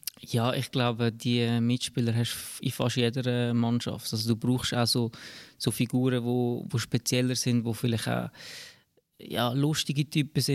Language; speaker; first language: German; native; German